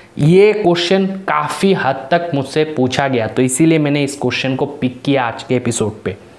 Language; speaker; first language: Hindi; non-native, local second language; Bangla